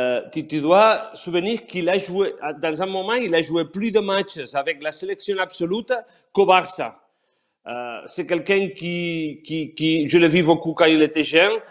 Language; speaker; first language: French; non-native, fluent; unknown